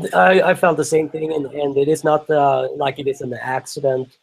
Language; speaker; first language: English; non-native, fluent; Swedish